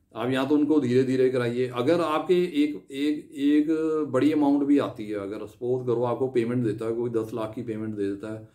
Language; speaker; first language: Hindi; non-native, local second language; Punjabi